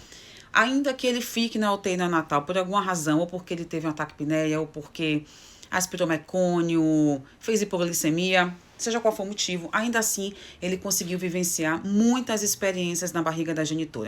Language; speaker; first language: Portuguese; native; Portuguese